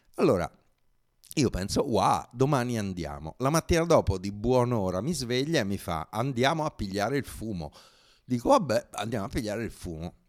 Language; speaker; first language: Italian; native; Italian